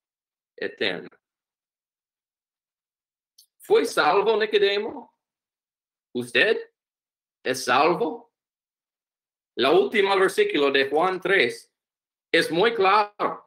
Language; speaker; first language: Spanish; non-native, learner; English